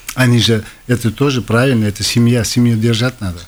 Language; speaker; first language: Russian; non-native, local second language; Uzbek